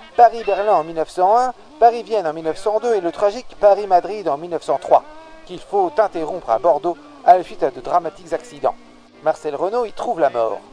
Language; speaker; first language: French; native; French